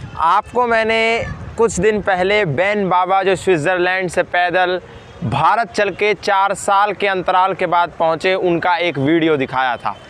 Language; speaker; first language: Hindi; native; Hindi